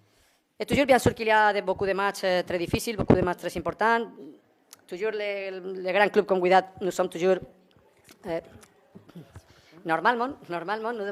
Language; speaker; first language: French; non-native, learner; Spanish